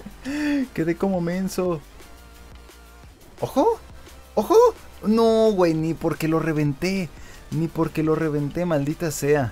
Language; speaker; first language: Spanish; native; Spanish